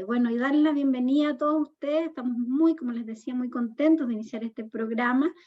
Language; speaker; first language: Spanish; native; Spanish